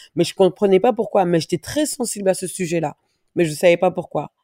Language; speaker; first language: French; native; French